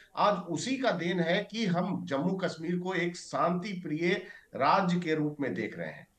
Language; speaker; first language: Hindi; native; Hindi